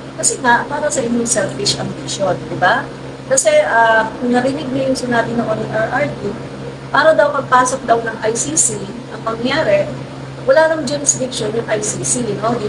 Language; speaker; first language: Filipino; non-native, local second language; Cebuano